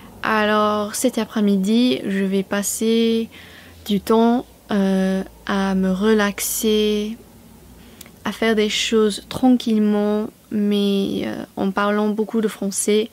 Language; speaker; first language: French; non-native, fluent; English